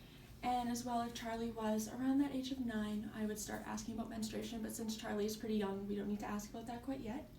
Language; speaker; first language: English; native; English